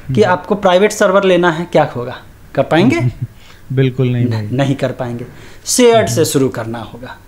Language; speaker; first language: Hindi; native; Hindi